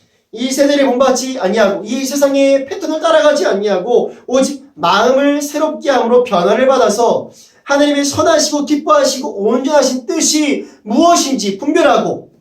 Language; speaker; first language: Korean; native; Korean